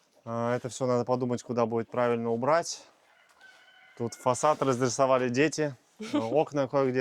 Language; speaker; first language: Russian; native; Russian